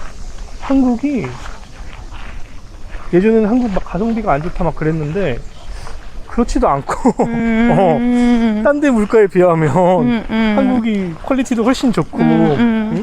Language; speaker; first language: Korean; native; Korean